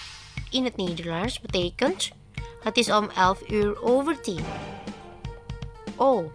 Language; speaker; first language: Dutch; non-native, learner; Indonesian